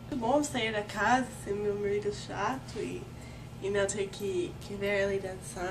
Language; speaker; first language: Portuguese; non-native, fluent; English